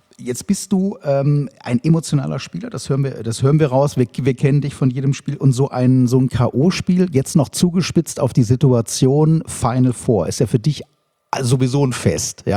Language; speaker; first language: German; native; German